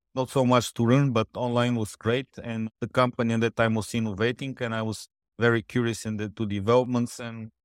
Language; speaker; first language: English; non-native, fluent; Bulgarian